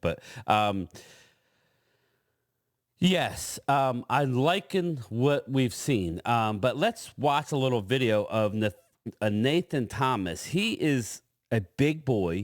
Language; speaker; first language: English; native; English